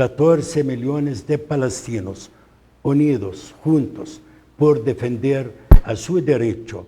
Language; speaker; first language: Spanish; non-native, fluent; Arabic